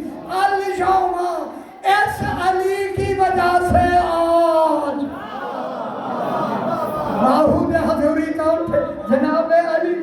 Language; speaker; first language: Urdu; native; Urdu